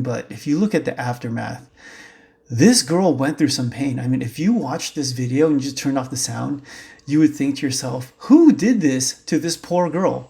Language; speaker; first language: English; native; English